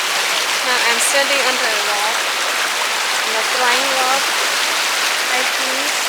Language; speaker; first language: English; non-native, learner; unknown